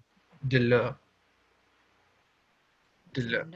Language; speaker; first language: French; non-native, learner; English